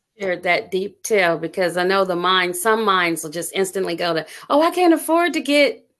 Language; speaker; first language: English; native; English